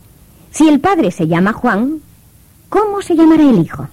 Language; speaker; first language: Spanish; native; Spanish